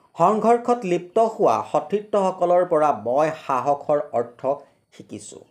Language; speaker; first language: English; non-native, local second language; Assamese